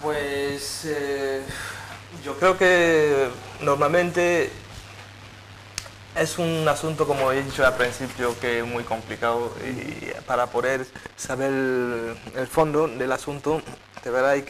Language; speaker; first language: Spanish; non-native, fluent; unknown